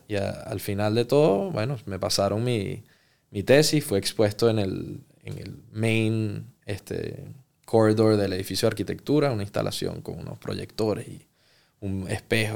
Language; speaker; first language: Spanish; early bilingual, heritage; Spanish